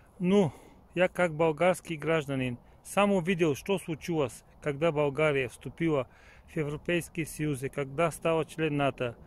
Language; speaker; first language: Russian; non-native, learner; Bulgarian